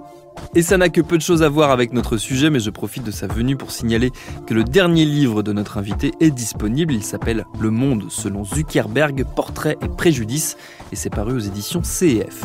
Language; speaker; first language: French; native; French